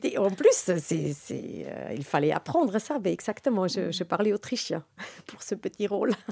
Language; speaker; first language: French; non-native, local second language; Swiss German